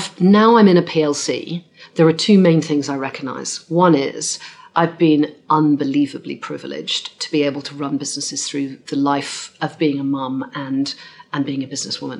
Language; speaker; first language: English; native; English